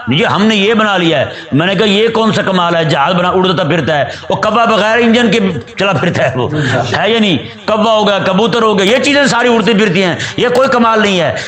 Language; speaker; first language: Urdu; non-native, local second language; Punjabi